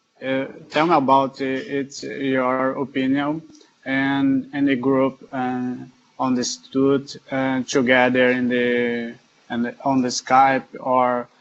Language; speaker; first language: English; non-native, learner; Portuguese